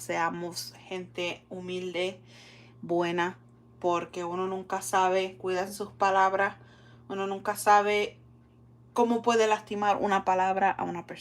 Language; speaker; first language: Spanish; early bilingual, heritage; Spanish